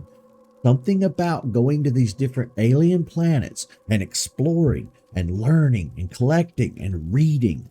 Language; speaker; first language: English; native; English